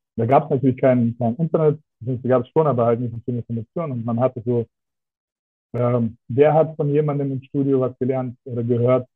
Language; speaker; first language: German; non-native, fluent; Russian